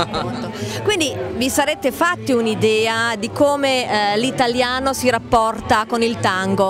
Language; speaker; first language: Italian; native; Italian